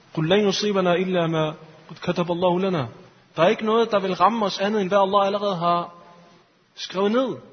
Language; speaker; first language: Danish; early bilingual, other home language; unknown